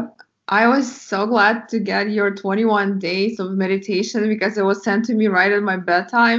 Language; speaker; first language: English; non-native, fluent; Russian